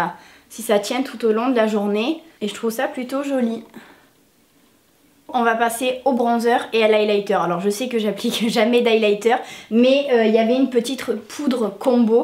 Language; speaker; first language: French; native; French